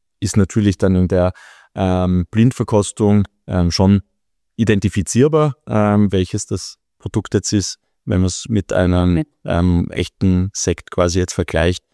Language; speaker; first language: German; native; German